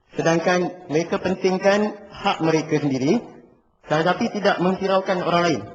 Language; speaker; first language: Malay; native; Malay